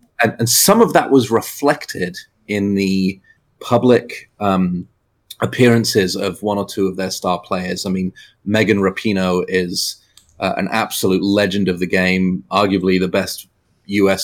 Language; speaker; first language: English; native; English